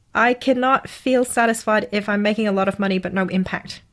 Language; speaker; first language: English; non-native, local second language; Cantonese